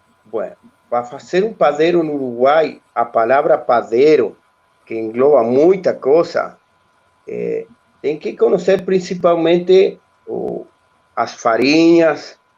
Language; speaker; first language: Portuguese; non-native, learner; Spanish